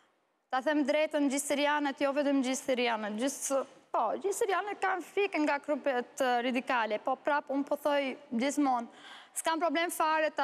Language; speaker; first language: Albanian; non-native, learner; Arabic